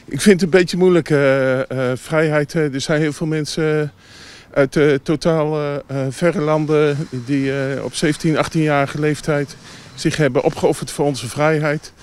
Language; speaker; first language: Dutch; native; Dutch